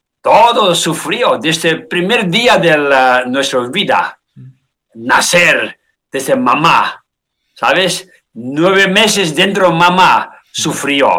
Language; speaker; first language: Spanish; non-native, learner; Tibetan